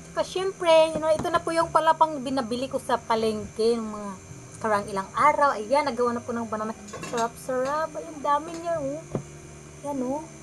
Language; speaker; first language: Filipino; non-native, local second language; Cebuano